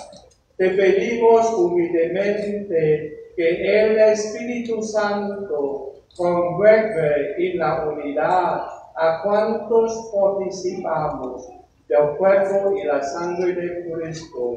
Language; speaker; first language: Spanish; non-native, learner; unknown